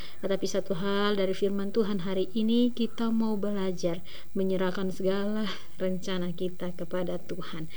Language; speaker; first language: Indonesian; native; Indonesian